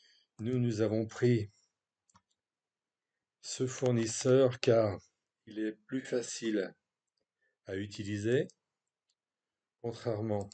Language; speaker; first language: French; native; French